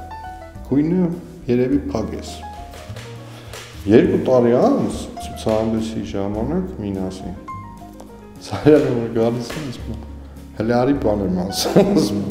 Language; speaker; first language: Armenian; native; Armenian